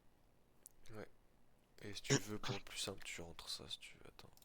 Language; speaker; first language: French; native; French